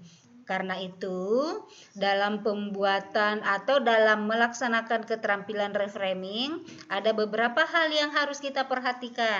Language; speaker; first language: Indonesian; native; Indonesian